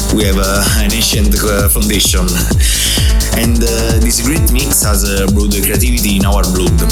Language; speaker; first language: English; non-native, fluent; Italian